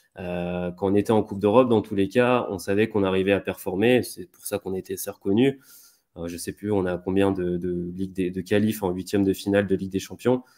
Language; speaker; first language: French; native; French